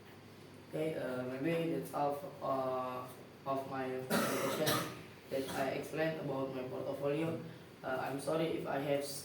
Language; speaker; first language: English; non-native, learner; Indonesian